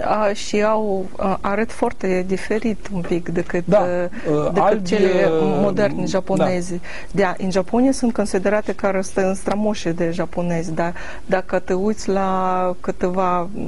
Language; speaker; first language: Romanian; non-native, learner; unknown